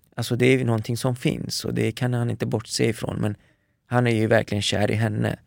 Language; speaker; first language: Swedish; early bilingual, other home language; Persian